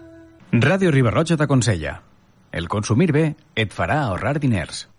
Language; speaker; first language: Catalan; native; Catalan